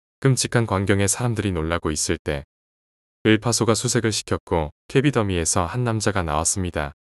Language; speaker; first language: Korean; native; Korean